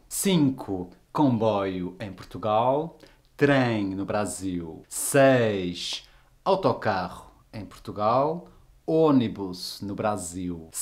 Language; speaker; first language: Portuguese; native; Portuguese